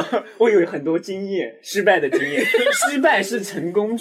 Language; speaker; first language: Chinese; native; Chinese